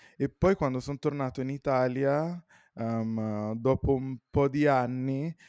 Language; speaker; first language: Italian; native; Italian